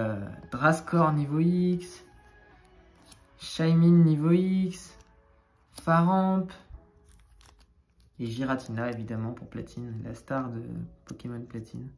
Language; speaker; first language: French; native; French